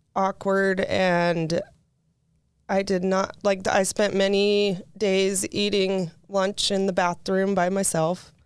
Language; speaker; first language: English; native; English